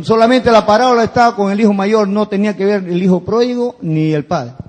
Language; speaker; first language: Spanish; native; Spanish